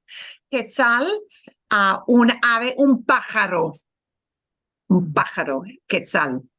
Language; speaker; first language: Spanish; non-native, fluent; English